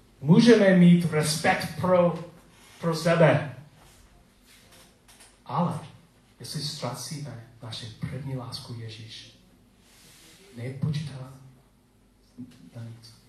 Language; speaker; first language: Czech; non-native, learner; English